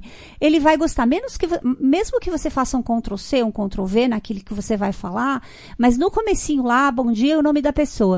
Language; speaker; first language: Portuguese; native; Portuguese